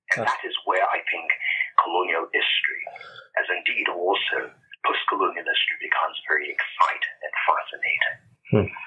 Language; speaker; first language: English; non-native, local second language; Yoruba